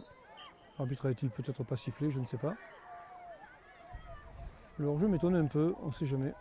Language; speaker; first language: French; native; French